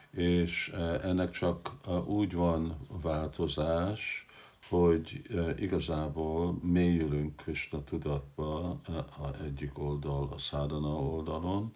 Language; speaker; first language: Hungarian; non-native, fluent; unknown